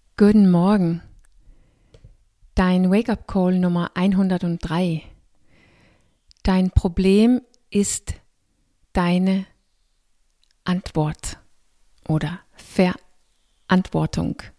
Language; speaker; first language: German; non-native, fluent; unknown